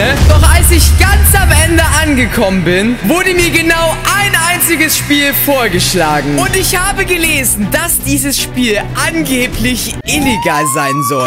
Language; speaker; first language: German; native; German